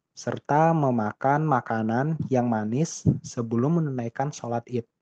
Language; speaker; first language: Indonesian; native; Indonesian